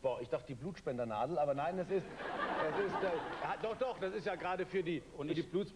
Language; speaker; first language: German; native; German